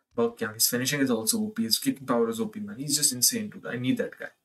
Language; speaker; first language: English; non-native, local second language; Hindi